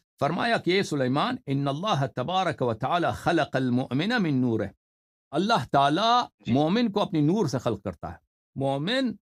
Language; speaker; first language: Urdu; non-native, fluent; Persian